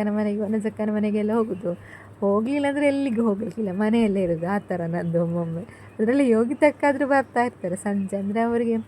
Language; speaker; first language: Kannada; native; Kannada